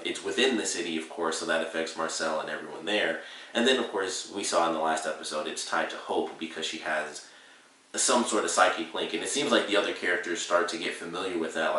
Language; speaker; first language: English; native; English